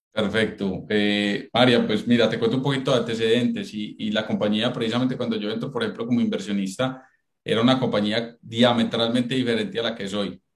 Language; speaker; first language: Spanish; native; Spanish